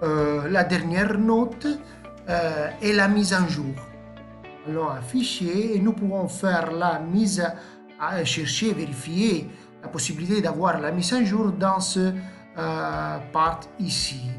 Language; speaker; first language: French; non-native, fluent; Italian